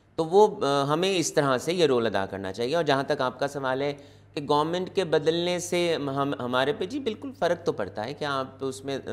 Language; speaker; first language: Urdu; non-native, local second language; Punjabi